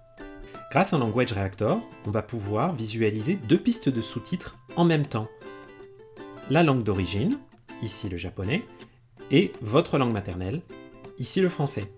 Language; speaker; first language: French; native; French